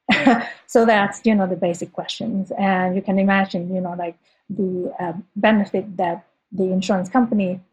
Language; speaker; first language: English; non-native, fluent; Thai